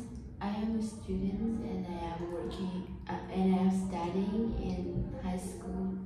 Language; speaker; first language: English; non-native, learner; Vietnamese